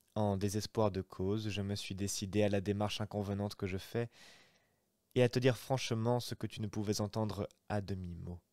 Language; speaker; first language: French; native; French